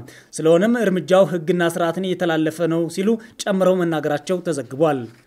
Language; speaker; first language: Amharic; native; Amharic